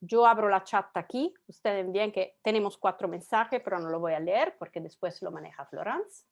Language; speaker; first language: Spanish; non-native, fluent; Italian